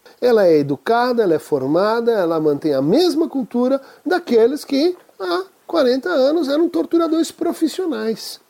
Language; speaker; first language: Portuguese; native; Portuguese